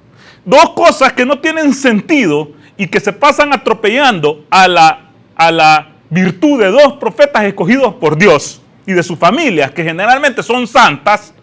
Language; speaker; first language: Spanish; native; Spanish